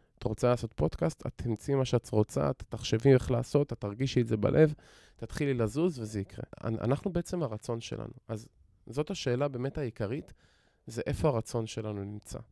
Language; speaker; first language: Hebrew; native; Hebrew